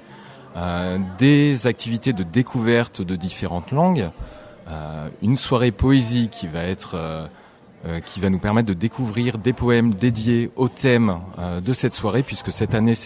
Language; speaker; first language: French; native; French